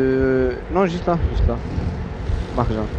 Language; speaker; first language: French; native; French